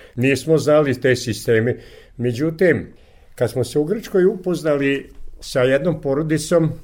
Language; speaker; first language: Serbian; native; Serbian